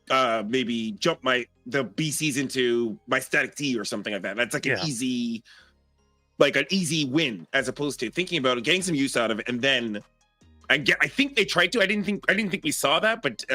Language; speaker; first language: English; native; English